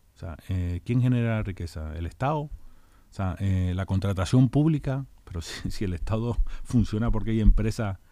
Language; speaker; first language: Spanish; native; Spanish